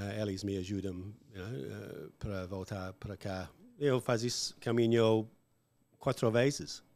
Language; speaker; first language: Portuguese; non-native, learner; English